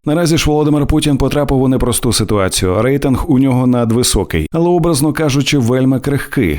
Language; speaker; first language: Ukrainian; native; Ukrainian